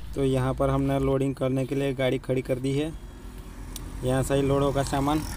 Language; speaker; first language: Hindi; non-native, local second language; Gujarati